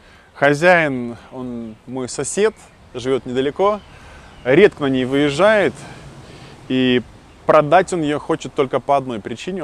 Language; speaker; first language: Russian; native; Russian